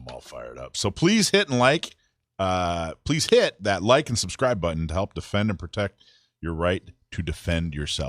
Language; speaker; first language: English; native; English